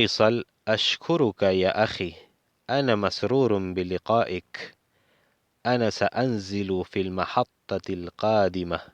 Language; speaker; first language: Arabic; non-native, fluent; Spanish